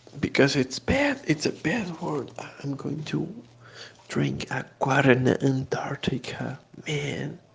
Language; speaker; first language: English; non-native, fluent; Portuguese